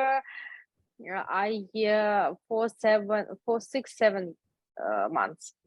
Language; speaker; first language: English; non-native, learner; Ukrainian